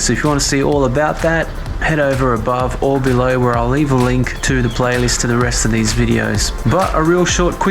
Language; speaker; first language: English; native; English